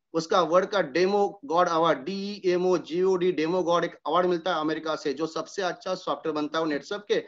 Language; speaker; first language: Hindi; non-native, local second language; Marathi